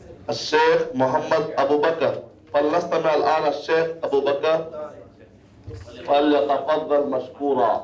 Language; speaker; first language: Arabic; non-native, learner; Urdu